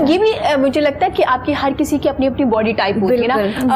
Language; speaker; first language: Urdu; native; Urdu